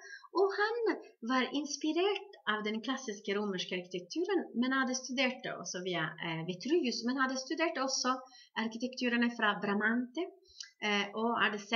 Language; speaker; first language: Norwegian; non-native, fluent; Italian